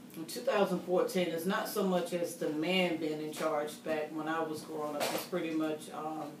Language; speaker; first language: English; native; English